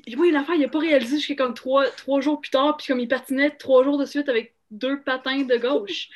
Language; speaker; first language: French; native; French